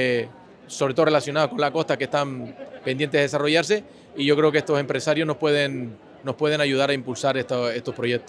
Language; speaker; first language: Spanish; native; Spanish